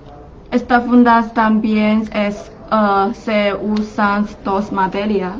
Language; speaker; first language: Spanish; non-native, fluent; Chinese